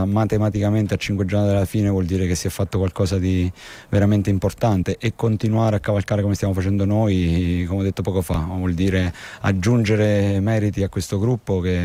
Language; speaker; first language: Italian; native; Italian